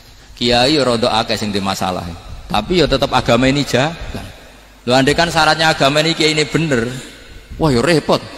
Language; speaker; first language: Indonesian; non-native, local second language; Javanese